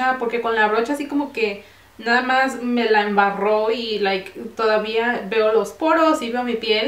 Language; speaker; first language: Spanish; early bilingual, heritage; Spanish